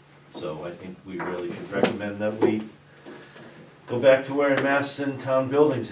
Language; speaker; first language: English; native; English